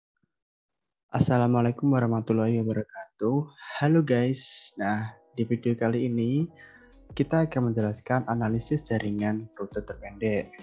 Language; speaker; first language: Indonesian; native; Indonesian